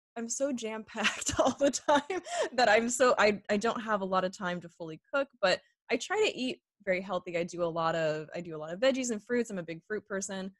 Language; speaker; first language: English; native; English